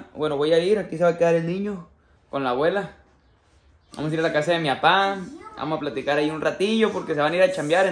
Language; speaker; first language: Spanish; early bilingual, heritage; Spanish